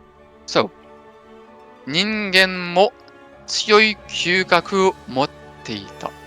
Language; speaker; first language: Japanese; non-native, fluent; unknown